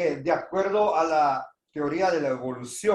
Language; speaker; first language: Spanish; native; Spanish